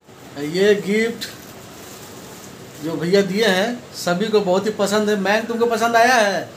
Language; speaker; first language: Hindi; native; Hindi